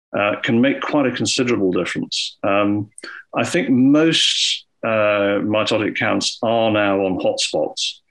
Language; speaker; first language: English; native; English